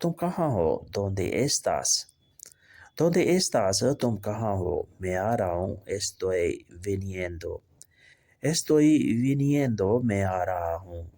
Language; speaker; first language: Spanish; non-native, learner; Urdu